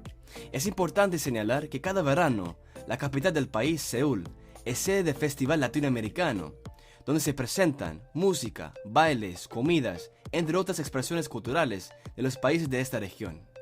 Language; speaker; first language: Spanish; non-native, fluent; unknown